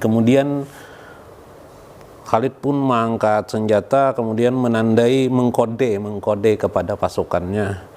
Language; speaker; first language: Indonesian; native; Indonesian